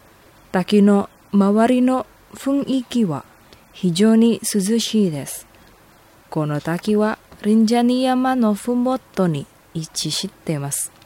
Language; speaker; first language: Japanese; non-native, fluent; Indonesian